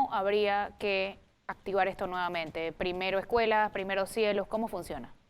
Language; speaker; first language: Spanish; native; Spanish